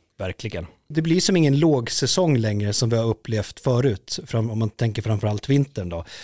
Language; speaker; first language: Swedish; native; Swedish